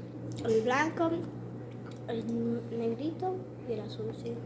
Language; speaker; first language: Spanish; native; Spanish